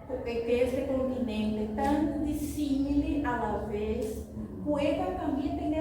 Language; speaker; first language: Spanish; non-native, fluent; Portuguese